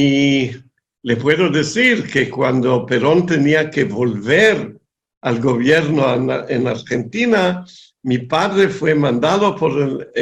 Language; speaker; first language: Spanish; non-native, fluent; Hebrew